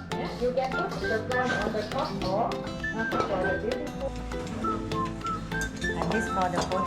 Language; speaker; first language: English; non-native, learner; Thai